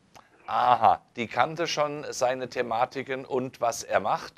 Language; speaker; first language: German; native; German